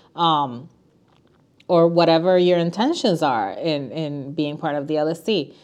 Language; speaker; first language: English; non-native, fluent; Spanish